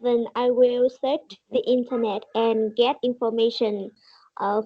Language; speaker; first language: English; non-native, learner; Vietnamese